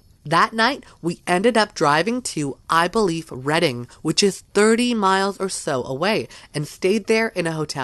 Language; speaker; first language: English; native; English